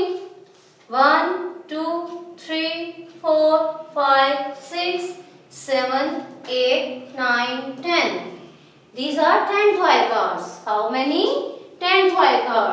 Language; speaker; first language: English; non-native, local second language; Urdu